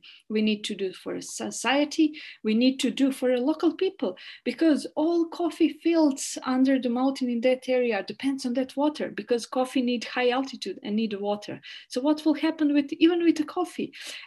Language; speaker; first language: English; non-native, learner; Bosnian